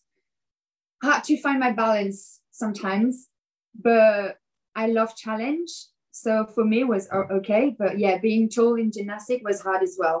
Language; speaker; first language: English; non-native, fluent; French